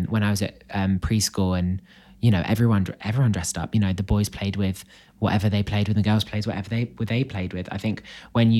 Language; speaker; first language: English; native; English